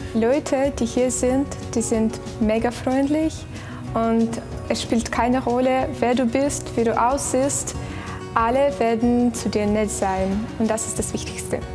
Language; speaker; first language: German; non-native, fluent; Russian